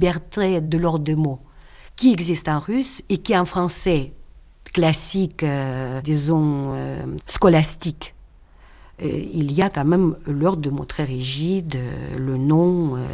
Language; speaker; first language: French; non-native, fluent; Russian